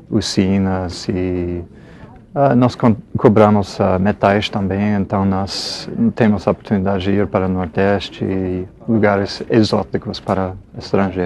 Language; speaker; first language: Portuguese; non-native, fluent; English